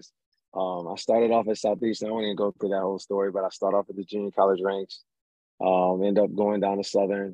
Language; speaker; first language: English; native; English